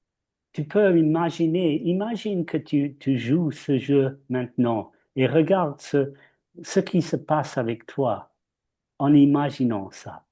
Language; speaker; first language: French; non-native, fluent; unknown